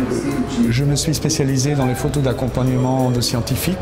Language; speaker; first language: French; non-native, fluent; Portuguese